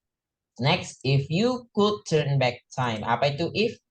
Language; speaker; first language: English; non-native, fluent; Indonesian